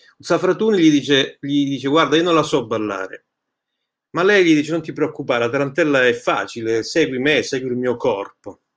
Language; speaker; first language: Italian; early bilingual, heritage; Italian